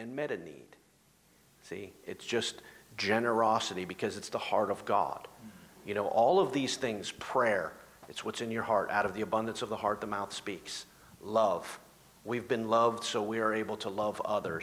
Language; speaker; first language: English; native; English